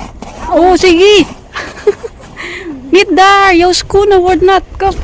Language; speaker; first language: Dutch; non-native, fluent; Filipino